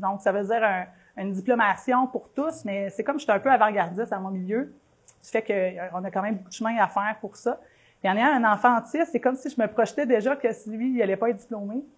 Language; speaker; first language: French; native; French